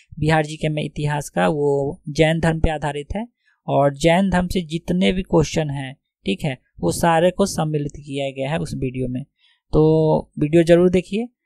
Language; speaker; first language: Hindi; native; Hindi